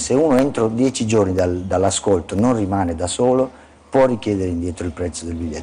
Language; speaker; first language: Italian; native; Italian